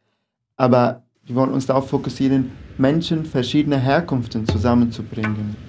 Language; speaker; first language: German; non-native, fluent; Arabic